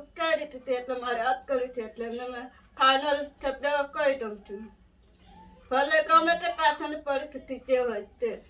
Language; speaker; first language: Gujarati; non-native, local second language; Vasavi